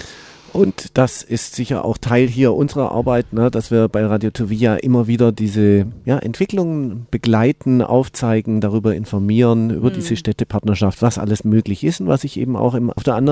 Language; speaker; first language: German; native; German